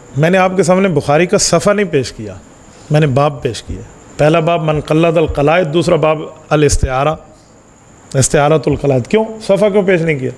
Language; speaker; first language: Urdu; non-native, local second language; Punjabi